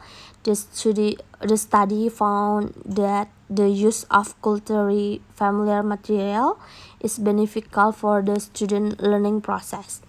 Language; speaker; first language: English; non-native, learner; Indonesian